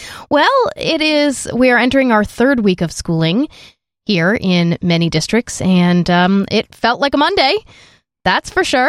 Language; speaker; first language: English; native; English